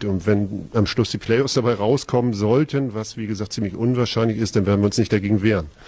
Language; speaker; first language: German; native; German